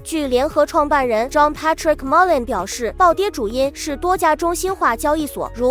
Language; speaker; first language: Chinese; native; Chinese